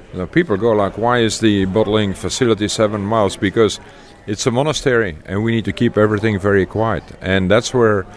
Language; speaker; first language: English; non-native, fluent; Dutch